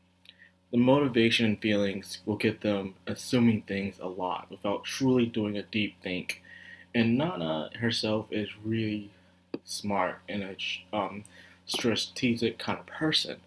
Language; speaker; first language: English; native; English